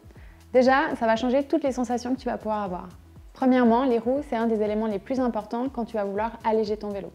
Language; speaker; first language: French; native; French